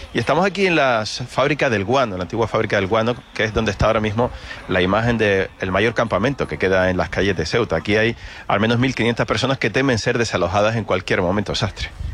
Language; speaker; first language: Spanish; native; Spanish